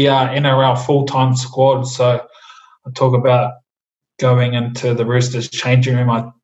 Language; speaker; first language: English; native; English